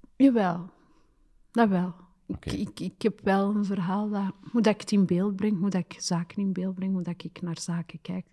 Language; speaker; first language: Dutch; early bilingual, other home language; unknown